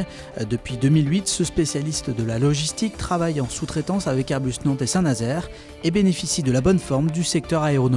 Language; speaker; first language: French; native; French